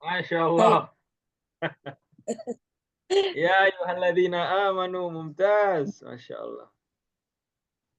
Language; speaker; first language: Arabic; non-native, fluent; Indonesian